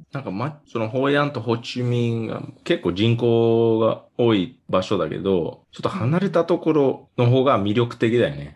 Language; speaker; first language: Japanese; non-native, fluent; English